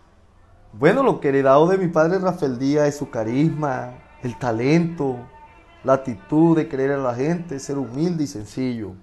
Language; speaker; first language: Spanish; native; Spanish